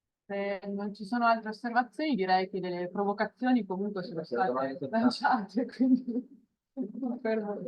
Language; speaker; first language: Italian; native; Italian